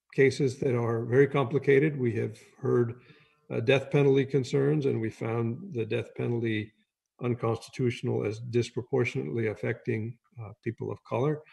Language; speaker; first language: English; native; English